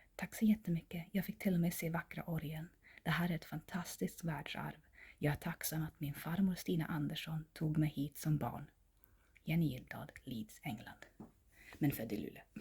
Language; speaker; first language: Swedish; early bilingual, other home language; English